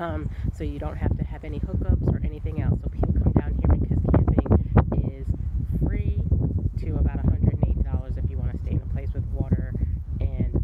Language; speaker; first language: English; native; English